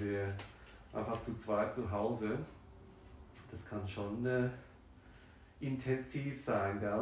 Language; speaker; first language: German; non-native, fluent; French